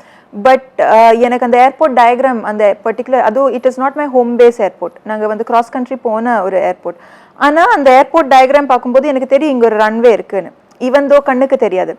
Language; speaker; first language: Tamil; early bilingual, heritage; Tamil